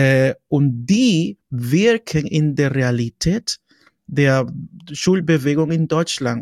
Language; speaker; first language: German; non-native, fluent; Spanish